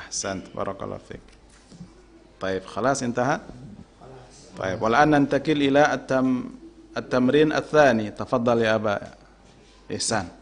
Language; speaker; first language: Arabic; non-native, fluent; Indonesian